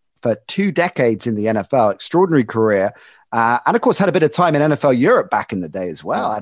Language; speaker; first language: English; native; English